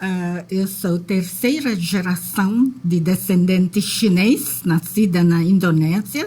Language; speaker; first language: Portuguese; non-native, fluent; Indonesian